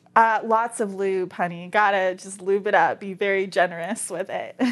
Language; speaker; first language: English; native; English